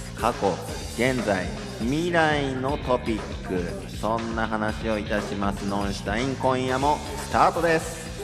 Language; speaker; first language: Japanese; native; Japanese